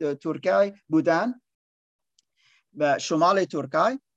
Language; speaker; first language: Persian; non-native, learner; English